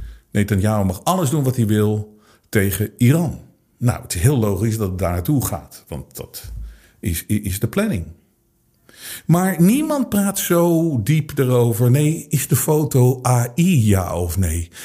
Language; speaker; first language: Dutch; native; Dutch